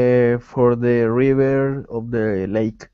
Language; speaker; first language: English; non-native, learner; Spanish